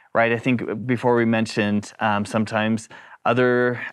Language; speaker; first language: English; native; English